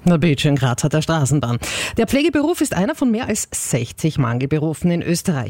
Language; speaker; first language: German; native; German